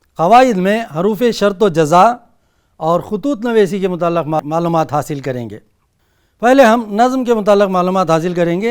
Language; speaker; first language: Urdu; native; Urdu